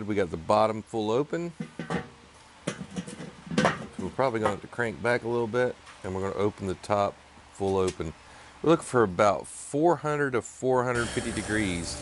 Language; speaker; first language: English; native; English